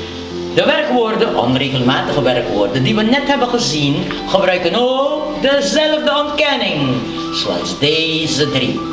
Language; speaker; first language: Dutch; non-native, local second language; Papiamento